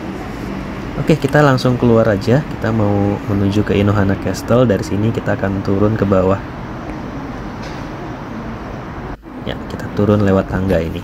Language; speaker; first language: Indonesian; native; Indonesian